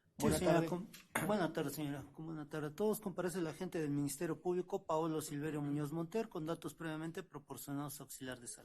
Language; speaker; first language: Spanish; native; Spanish